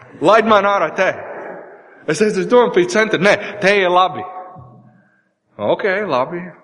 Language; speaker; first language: Latvian; non-native, learner; English